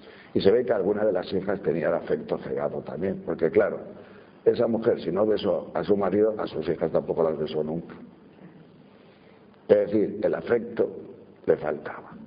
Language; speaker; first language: Spanish; native; Spanish